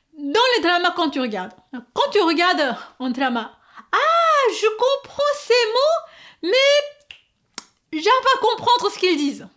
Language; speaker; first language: French; non-native, fluent; Korean